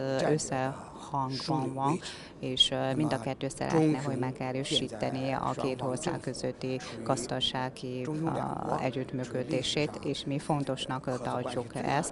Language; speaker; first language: Hungarian; non-native, learner; Chinese